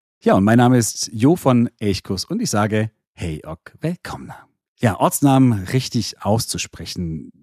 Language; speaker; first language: German; native; German